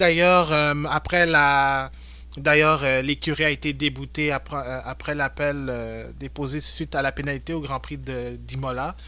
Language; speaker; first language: French; native; French